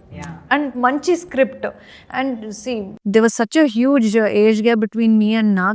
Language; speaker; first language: Telugu; non-native, learner; Kannada